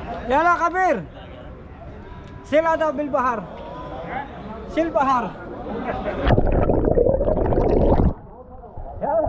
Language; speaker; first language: Arabic; non-native, learner; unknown